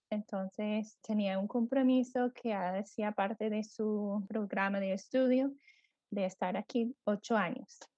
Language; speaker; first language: Spanish; non-native, fluent; English